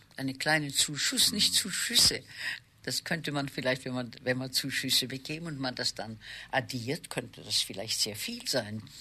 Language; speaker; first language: German; native; German